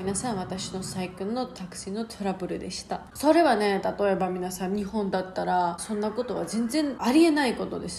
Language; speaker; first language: Japanese; non-native, learner; Georgian